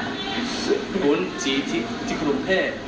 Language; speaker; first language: Thai; non-native, learner; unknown